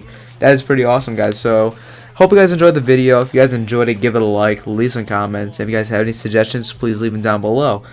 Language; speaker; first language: English; native; English